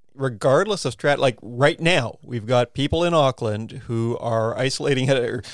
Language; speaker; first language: English; native; English